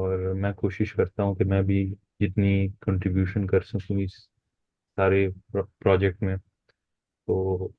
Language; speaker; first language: Hindi; non-native, local second language; Punjabi